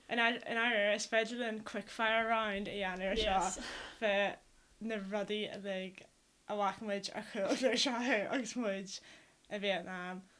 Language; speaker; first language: Irish; non-native, local second language; English